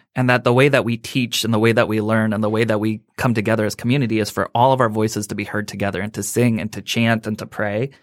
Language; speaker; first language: English; native; English